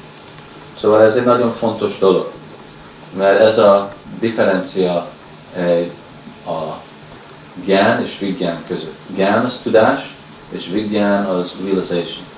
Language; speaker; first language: Hungarian; early bilingual, heritage; Hungarian